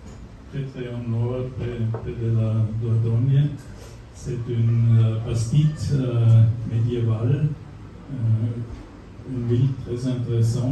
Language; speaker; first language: French; non-native, fluent; German